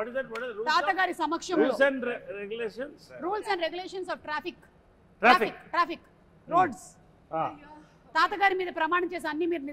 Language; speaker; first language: Telugu; native; Telugu